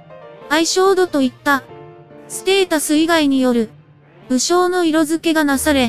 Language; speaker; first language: Japanese; native; Japanese